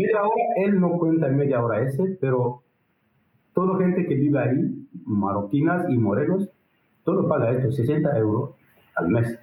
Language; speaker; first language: Spanish; non-native, learner; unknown